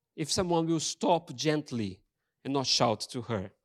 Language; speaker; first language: English; non-native, fluent; Portuguese